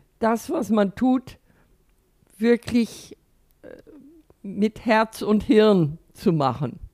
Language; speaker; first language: German; native; German